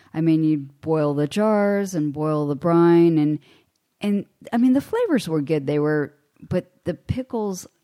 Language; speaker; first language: English; native; English